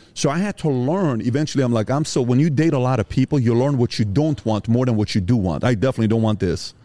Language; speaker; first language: English; early bilingual, other home language; Persian